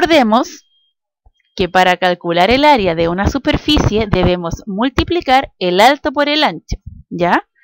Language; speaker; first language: Spanish; native; Spanish